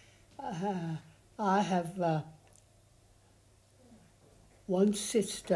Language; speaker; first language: English; non-native, fluent; Chinese